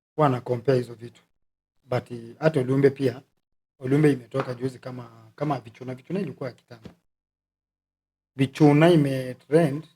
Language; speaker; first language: Swahili; non-native, local second language; Luyia